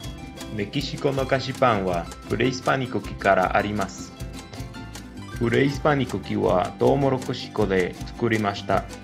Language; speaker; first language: Japanese; non-native, learner; Spanish